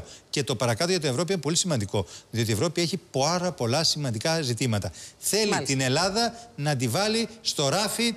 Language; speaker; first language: Greek; native; Greek